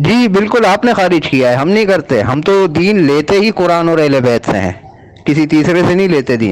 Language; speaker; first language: Urdu; native; Urdu